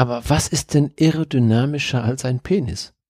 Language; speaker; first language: German; native; German